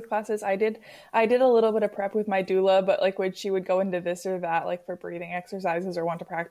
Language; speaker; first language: English; native; English